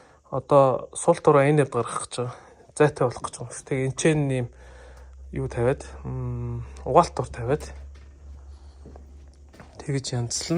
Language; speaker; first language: Mongolian; native; Mongolian